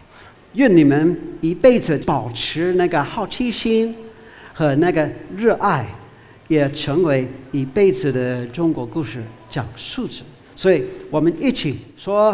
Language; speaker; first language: Chinese; non-native, fluent; English